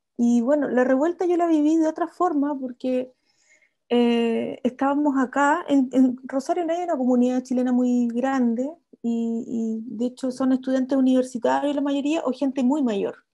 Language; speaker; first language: Spanish; native; Spanish